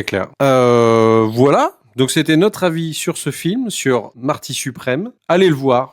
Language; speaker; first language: French; native; French